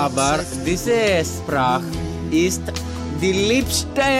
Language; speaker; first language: German; non-native, learner; Greek